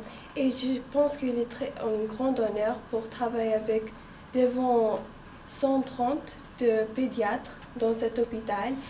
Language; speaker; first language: French; non-native, learner; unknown